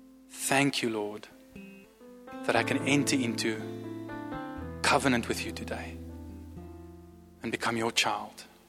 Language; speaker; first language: English; non-native, local second language; Afrikaans